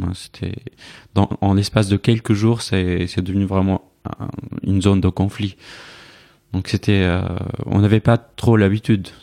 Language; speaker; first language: French; non-native, fluent; Arabic